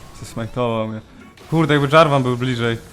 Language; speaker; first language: Polish; native; Polish